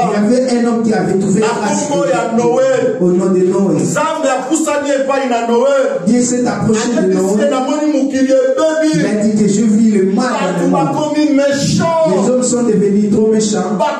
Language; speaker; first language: French; non-native, local second language; Lingala